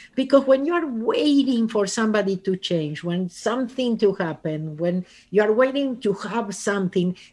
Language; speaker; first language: English; non-native, fluent; Spanish